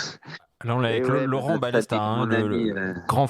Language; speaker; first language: French; native; French